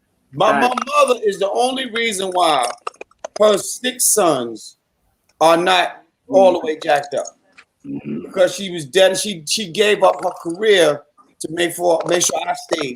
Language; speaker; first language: English; native; English